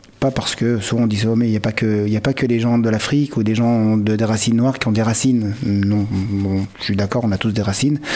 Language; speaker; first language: French; early bilingual, other home language; Malagasy